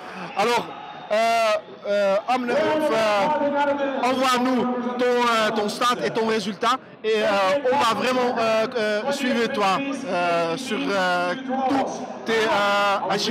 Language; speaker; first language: French; non-native, learner; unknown